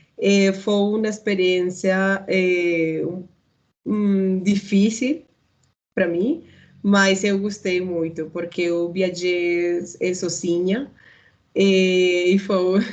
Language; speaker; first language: Portuguese; non-native, learner; Spanish